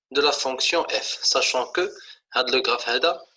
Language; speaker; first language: French; non-native, local second language; Arabic